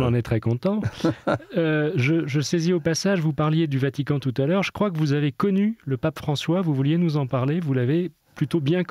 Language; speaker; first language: French; native; French